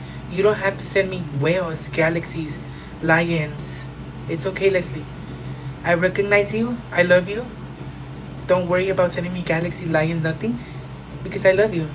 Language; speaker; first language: English; early bilingual, other home language; Spanish